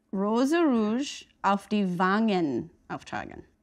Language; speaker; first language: German; non-native, fluent; English